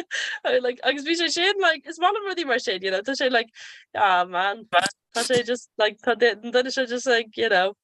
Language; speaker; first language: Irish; non-native, local second language; English